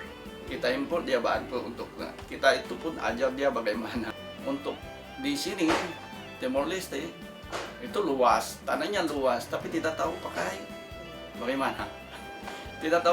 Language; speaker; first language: Indonesian; non-native, fluent; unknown